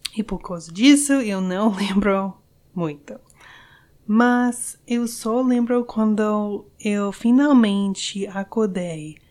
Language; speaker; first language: Portuguese; non-native, learner; English